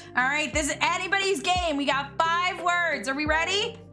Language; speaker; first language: English; native; English